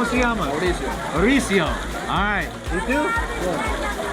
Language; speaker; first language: Spanish; non-native, learner; English